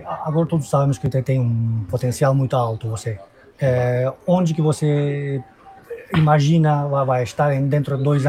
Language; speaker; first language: Portuguese; non-native, fluent; Turkish